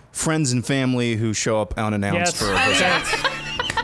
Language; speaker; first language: English; native; English